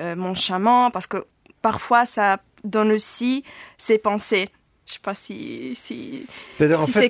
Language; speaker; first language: French; non-native, fluent; Italian